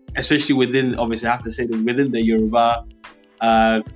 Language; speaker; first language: English; early bilingual, other home language; Yoruba